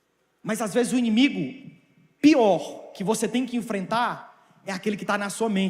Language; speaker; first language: Portuguese; native; Portuguese